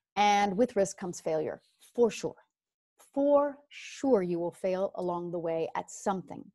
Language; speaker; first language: English; native; English